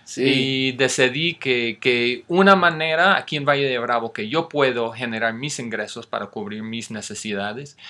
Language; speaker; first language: Spanish; non-native, fluent; English